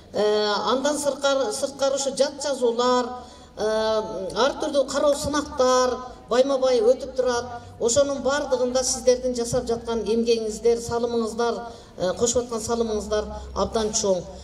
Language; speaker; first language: Kyrgyz; native; Kyrgyz